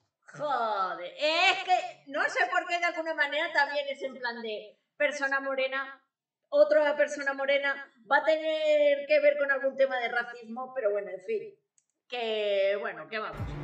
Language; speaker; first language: Spanish; native; Spanish